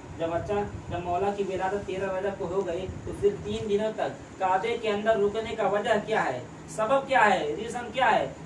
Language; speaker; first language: Urdu; native; Urdu